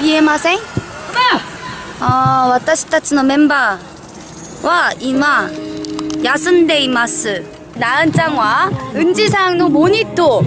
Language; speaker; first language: Japanese; non-native, learner; Korean